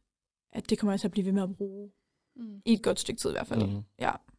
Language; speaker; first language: Danish; native; Danish